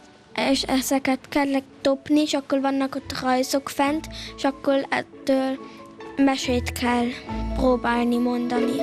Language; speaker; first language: Hungarian; early bilingual, heritage; Hungarian